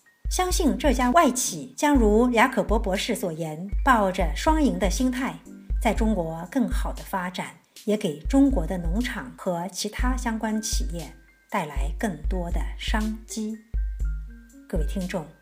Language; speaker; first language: Chinese; native; Chinese